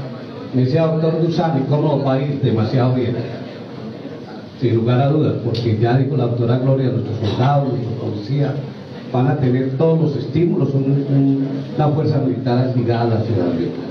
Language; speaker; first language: Spanish; native; Spanish